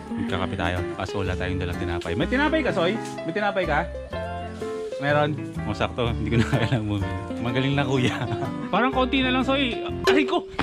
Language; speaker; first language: Filipino; non-native, local second language; Aklanon